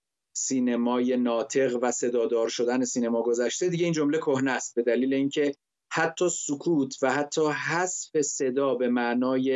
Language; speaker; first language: Persian; native; Persian